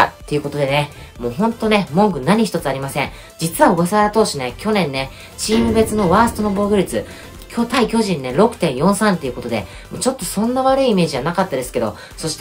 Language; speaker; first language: Japanese; native; Japanese